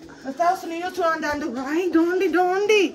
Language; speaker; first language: Spanish; non-native, learner; English